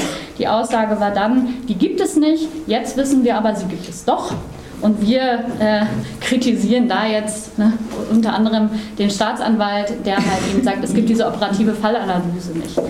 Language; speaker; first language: German; native; German